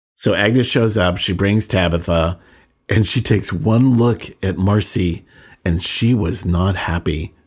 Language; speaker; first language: English; native; English